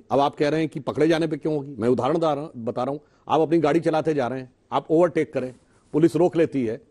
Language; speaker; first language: Hindi; native; Hindi